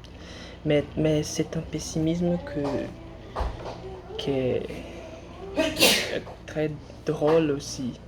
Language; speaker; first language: French; non-native, learner; Portuguese